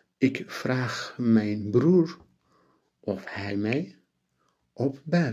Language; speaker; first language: Dutch; non-native, fluent; Turkish